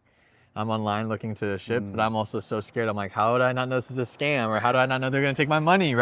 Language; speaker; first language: English; native; English